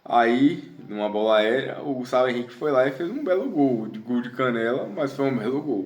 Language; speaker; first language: Portuguese; native; Portuguese